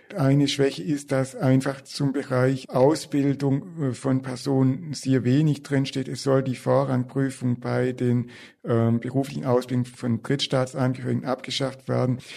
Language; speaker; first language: German; native; German